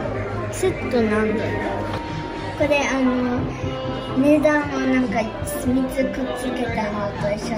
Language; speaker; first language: Japanese; early bilingual, heritage; Japanese